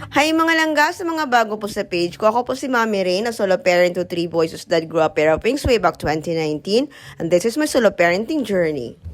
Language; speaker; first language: Filipino; non-native, local second language; Cebuano